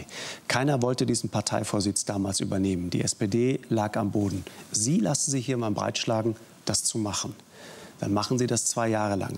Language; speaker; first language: German; native; German